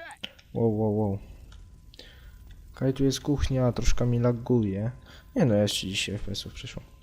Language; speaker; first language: Polish; native; Polish